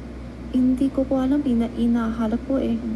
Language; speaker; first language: Filipino; non-native, learner; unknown